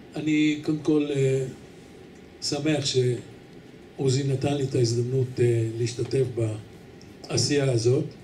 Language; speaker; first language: Hebrew; native; Hebrew